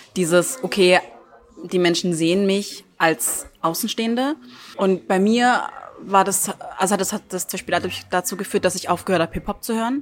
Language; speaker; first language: German; early bilingual, other home language; Turkish